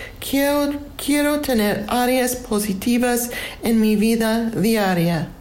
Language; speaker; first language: Spanish; non-native, learner; English